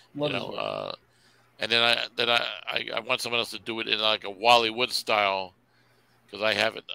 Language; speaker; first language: English; native; English